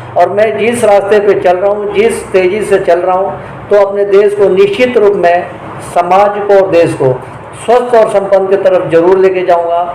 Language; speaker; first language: Hindi; native; Hindi